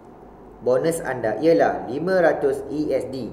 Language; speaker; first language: Malay; native; Malay